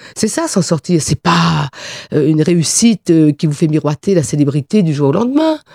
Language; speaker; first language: French; non-native, local second language; Réunion Creole French